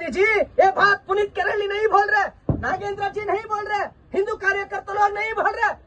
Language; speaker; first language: Hindi; non-native, local second language; Kannada